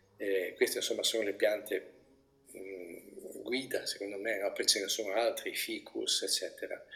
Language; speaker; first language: Italian; native; Italian